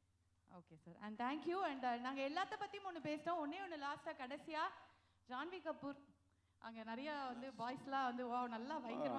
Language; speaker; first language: Tamil; native; Tamil